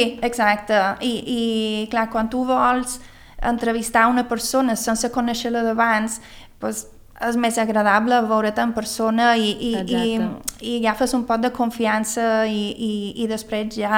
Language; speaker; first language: Catalan; early bilingual, other home language; Swedish